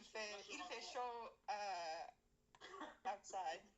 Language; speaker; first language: French; non-native, learner; English